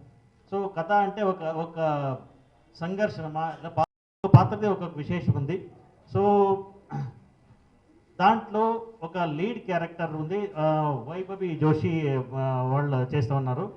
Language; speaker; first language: Telugu; non-native, learner; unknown